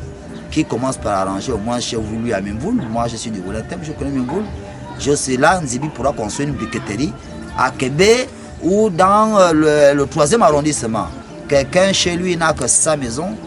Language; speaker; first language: French; non-native, local second language; Fang